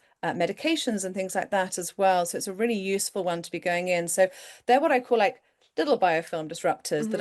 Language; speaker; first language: English; native; English